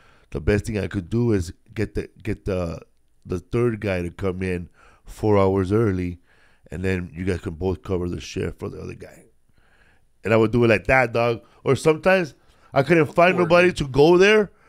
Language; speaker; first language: English; early bilingual, other home language; Spanish